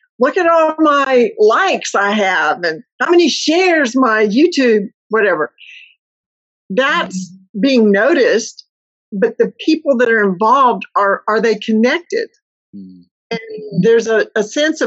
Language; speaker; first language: English; native; English